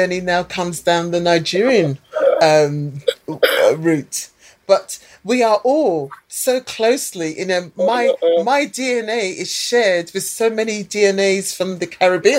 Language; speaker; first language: English; native; English